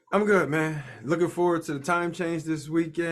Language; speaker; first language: English; native; English